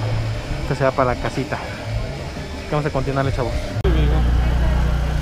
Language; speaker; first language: Spanish; native; Spanish